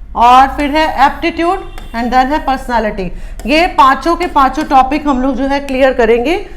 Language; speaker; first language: Hindi; native; Hindi